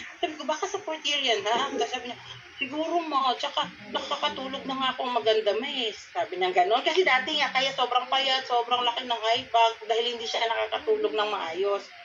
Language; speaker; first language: Filipino; non-native, local second language; Cebuano